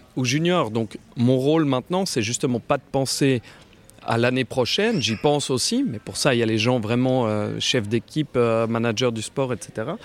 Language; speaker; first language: French; native; French